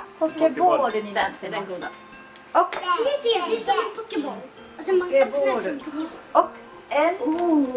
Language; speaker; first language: Swedish; non-native, learner; Japanese